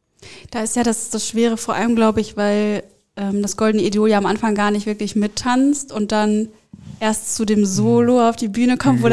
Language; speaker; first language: German; native; German